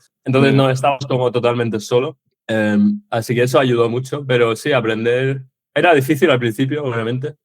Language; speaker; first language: Spanish; early bilingual, other home language; English